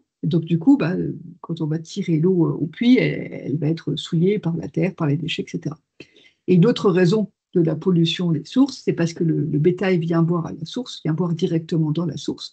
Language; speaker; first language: French; native; French